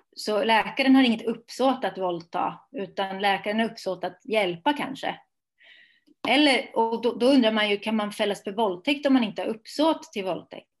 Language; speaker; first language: Swedish; native; Swedish